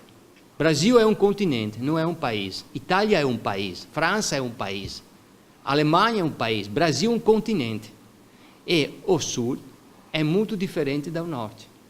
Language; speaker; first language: Portuguese; non-native, fluent; Italian